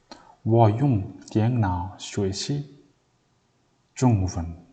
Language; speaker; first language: Chinese; non-native, learner; Mongolian